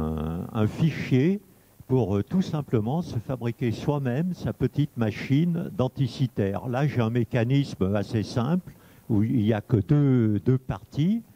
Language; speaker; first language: French; native; French